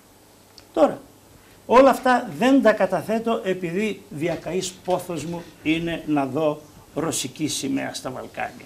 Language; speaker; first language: Greek; native; Greek